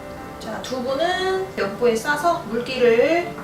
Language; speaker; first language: Korean; native; Korean